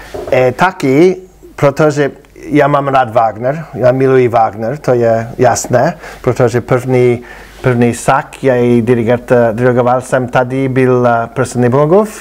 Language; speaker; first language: Czech; non-native, learner; English